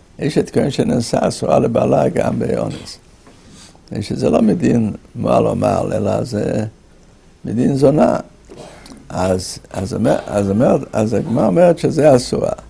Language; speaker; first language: Hebrew; native; Hebrew